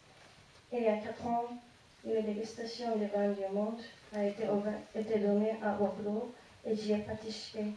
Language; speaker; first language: French; non-native, fluent; Japanese